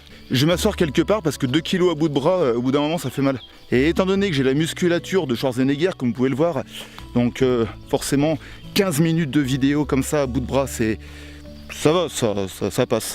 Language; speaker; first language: French; native; French